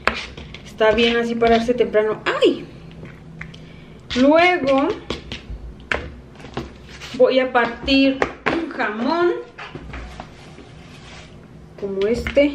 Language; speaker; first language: Spanish; native; Spanish